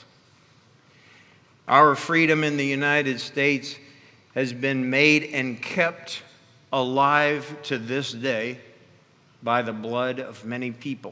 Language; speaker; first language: English; native; English